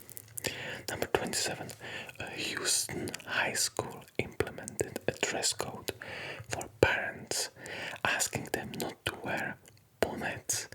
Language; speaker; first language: English; non-native, fluent; Polish